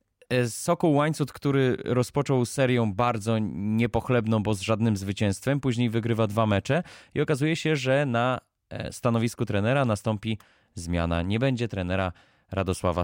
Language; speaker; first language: Polish; native; Polish